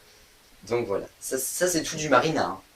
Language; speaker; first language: French; native; French